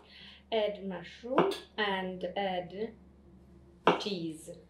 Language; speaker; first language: English; non-native, learner; Russian